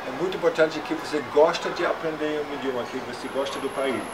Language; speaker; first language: Portuguese; non-native, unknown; German